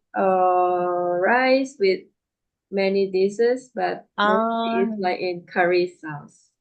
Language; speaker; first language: English; non-native, learner; Indonesian